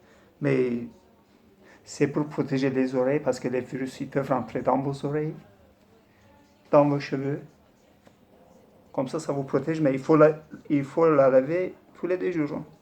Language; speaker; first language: French; non-native, fluent; Turkish